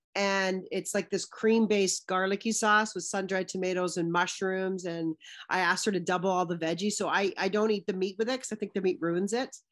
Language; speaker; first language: English; native; English